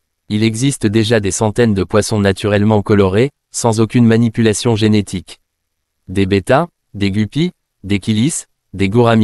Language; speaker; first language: French; native; French